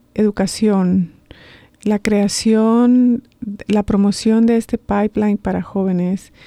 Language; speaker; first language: Spanish; native; Spanish